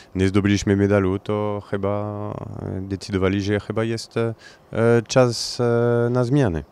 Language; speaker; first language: Polish; non-native, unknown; French